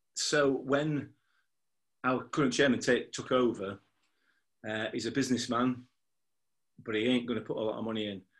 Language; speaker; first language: English; native; English